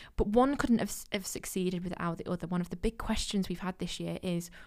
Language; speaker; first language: English; native; English